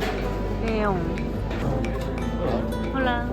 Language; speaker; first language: Japanese; native; Japanese